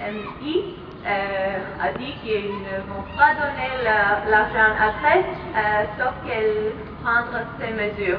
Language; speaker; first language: French; non-native, fluent; Greek